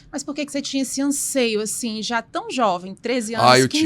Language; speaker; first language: Portuguese; native; Portuguese